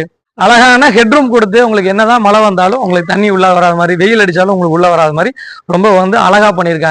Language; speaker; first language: Tamil; native; Tamil